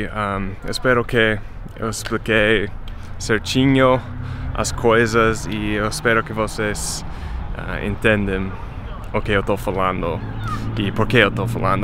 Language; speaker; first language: Portuguese; non-native, fluent; English